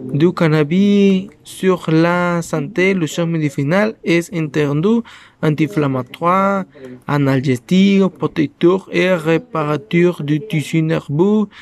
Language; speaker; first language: French; non-native, learner; Spanish